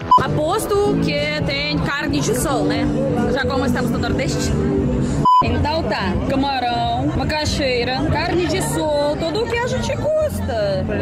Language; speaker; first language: Portuguese; non-native, fluent; Russian